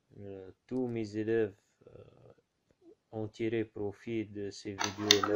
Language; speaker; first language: French; non-native, local second language; Arabic